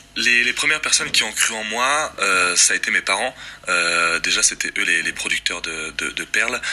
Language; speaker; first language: French; native; French